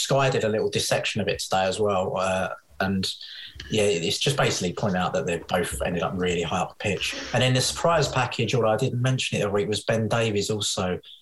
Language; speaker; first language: English; native; English